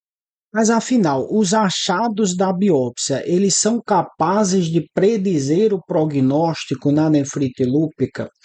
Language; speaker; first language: Portuguese; native; Portuguese